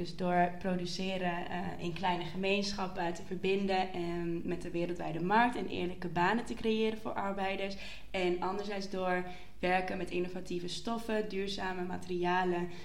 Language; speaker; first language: Dutch; native; Dutch